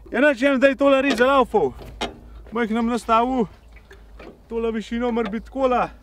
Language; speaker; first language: Slovenian; native; Slovenian